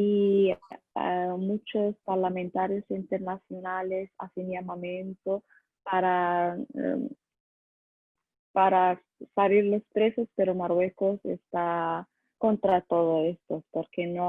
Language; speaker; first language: Spanish; non-native, learner; Arabic